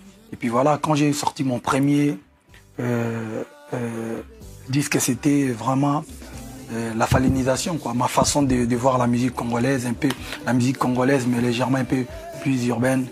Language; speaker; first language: French; non-native, local second language; Lingala